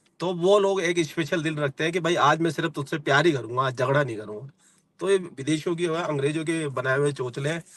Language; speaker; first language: Hindi; native; Hindi